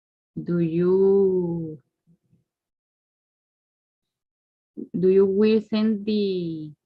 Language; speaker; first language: English; non-native, learner; Spanish